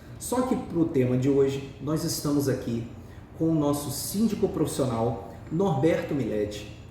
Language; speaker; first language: Portuguese; native; Portuguese